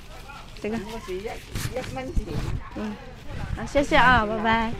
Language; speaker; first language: Chinese; non-native, learner; Indonesian